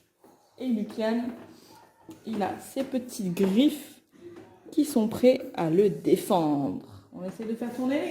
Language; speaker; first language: French; native; French